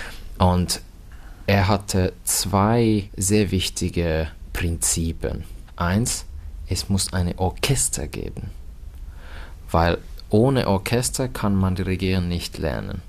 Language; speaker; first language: German; non-native, fluent; Finnish